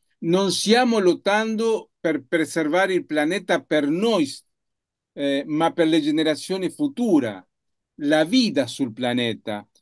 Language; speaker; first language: Italian; non-native, learner; Spanish